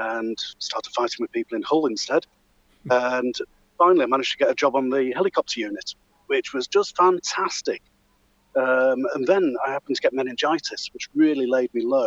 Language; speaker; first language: English; native; English